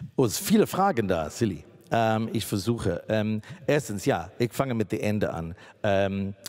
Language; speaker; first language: German; non-native, fluent; English